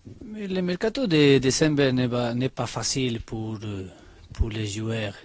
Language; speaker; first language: French; non-native, learner; Spanish